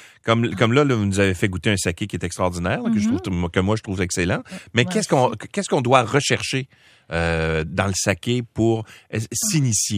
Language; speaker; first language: French; native; French